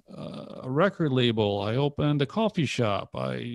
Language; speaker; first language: English; early bilingual, other home language; Polish